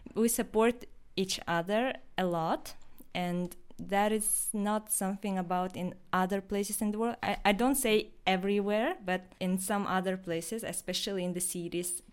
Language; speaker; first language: English; non-native, fluent; Yakut